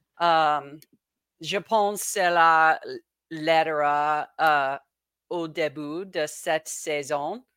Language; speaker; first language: French; non-native, learner; English